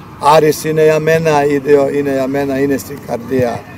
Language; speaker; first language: Greek; non-native, learner; Bosnian